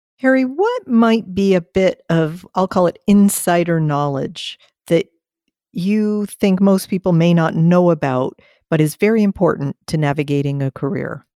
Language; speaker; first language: English; native; English